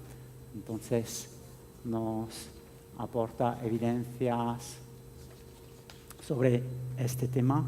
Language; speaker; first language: Spanish; non-native, fluent; French